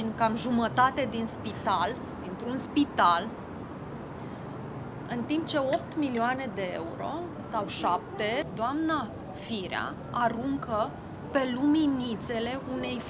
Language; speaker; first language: Romanian; native; Romanian